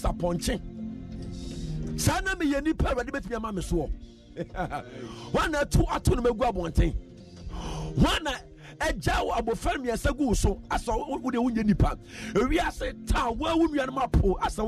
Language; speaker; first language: English; non-native, local second language; Akan